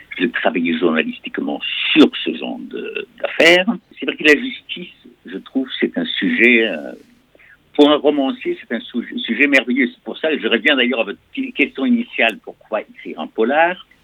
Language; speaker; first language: French; non-native, fluent; German